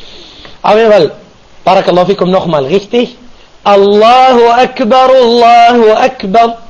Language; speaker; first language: German; non-native, fluent; Arabic